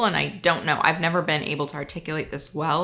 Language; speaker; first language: English; native; English